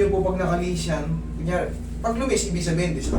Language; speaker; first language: Filipino; native; Filipino